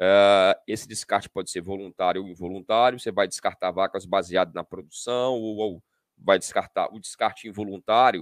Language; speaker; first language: Portuguese; native; Portuguese